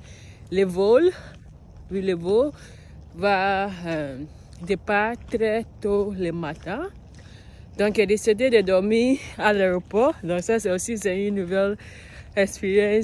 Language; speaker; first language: French; non-native, learner; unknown